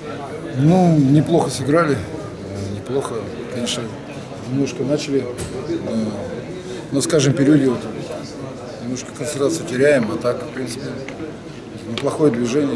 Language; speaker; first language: Russian; native; Russian